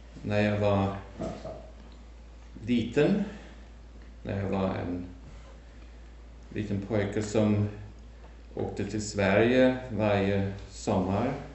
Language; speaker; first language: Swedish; early bilingual, heritage; German